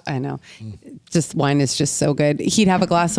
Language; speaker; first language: English; native; English